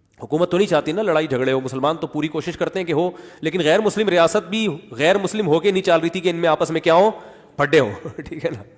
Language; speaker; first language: Urdu; native; Urdu